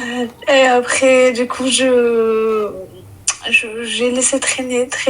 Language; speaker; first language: French; early bilingual, other home language; Arabic